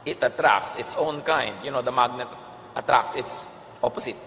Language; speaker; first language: English; non-native, local second language; Filipino